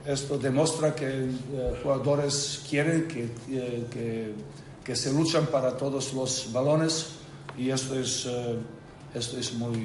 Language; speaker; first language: Spanish; non-native, learner; Serbian